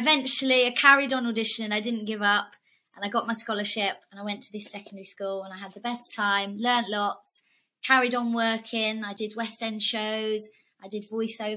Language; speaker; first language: English; native; English